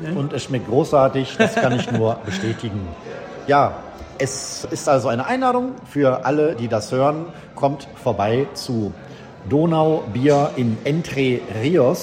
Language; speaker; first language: German; native; German